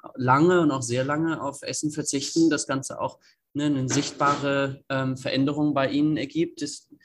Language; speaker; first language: German; native; German